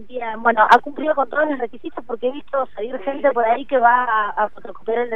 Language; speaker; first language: Spanish; native; Spanish